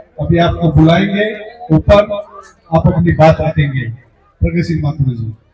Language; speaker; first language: Hindi; non-native, local second language; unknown